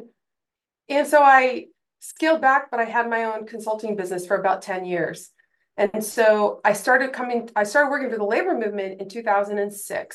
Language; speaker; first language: English; native; English